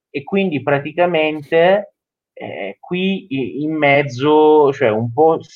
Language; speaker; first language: Italian; non-native, fluent; Persian